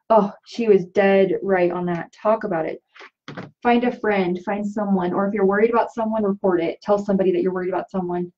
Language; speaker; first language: English; native; English